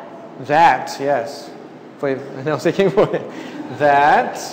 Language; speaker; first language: Portuguese; non-native, fluent; English